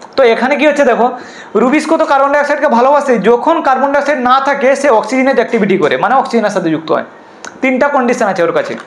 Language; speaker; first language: Bangla; non-native, local second language; Hindi